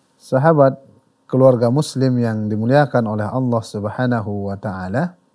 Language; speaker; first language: Malay; native; Malay